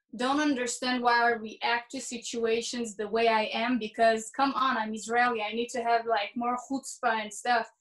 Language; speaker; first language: English; early bilingual, heritage; Hebrew